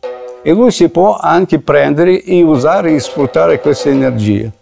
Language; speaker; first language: Italian; non-native, fluent; Russian